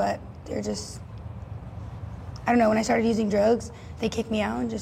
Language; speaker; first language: English; native; English